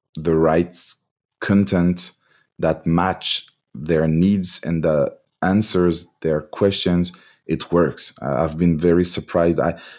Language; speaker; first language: English; non-native, fluent; French